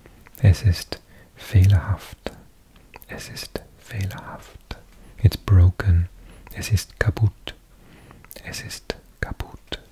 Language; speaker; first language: German; non-native, learner; English